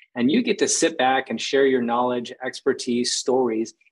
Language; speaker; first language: English; native; English